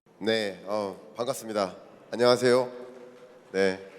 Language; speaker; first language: Korean; native; Korean